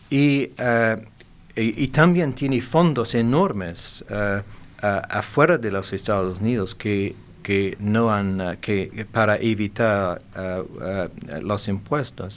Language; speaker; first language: Spanish; non-native, fluent; English